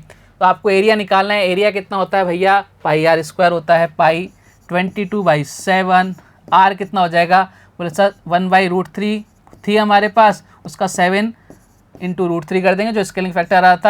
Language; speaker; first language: Hindi; native; Hindi